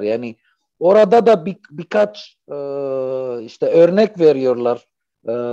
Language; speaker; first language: Turkish; non-native, fluent; Arabic